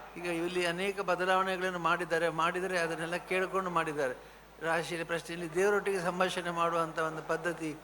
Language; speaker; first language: Kannada; non-native, local second language; Tulu